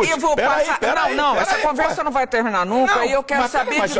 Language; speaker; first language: Portuguese; native; Portuguese